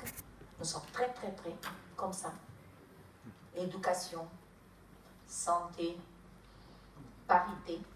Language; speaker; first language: French; non-native, fluent; Kabuverdianu